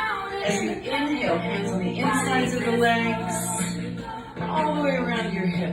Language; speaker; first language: English; native; English